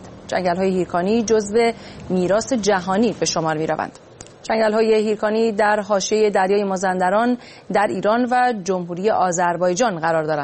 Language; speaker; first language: Persian; native; Persian